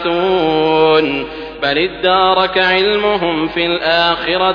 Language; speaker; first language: Arabic; native; Arabic